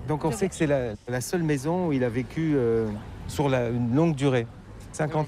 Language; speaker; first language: French; native; French